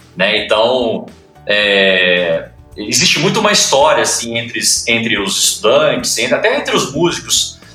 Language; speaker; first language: Portuguese; native; Portuguese